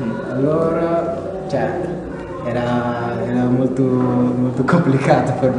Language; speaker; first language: Italian; non-native, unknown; Wolof